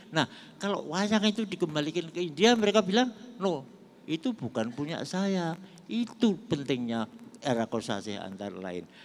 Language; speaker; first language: Indonesian; non-native, local second language; Javanese